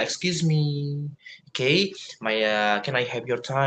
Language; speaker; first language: English; non-native, fluent; Indonesian